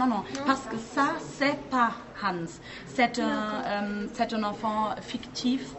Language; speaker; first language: French; non-native, fluent; German